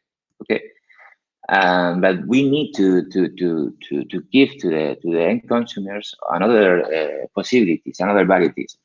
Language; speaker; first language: English; non-native, learner; Spanish